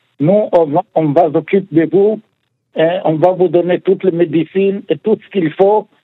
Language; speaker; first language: French; non-native, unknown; Hebrew